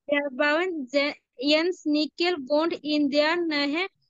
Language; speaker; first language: German; non-native, learner; Bangla